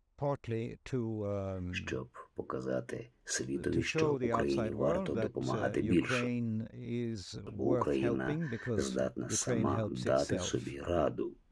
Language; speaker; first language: Ukrainian; non-native, fluent; Swedish